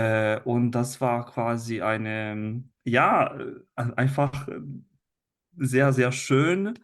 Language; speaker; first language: German; non-native, fluent; Italian